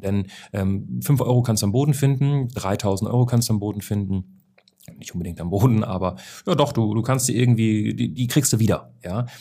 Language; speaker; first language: German; native; German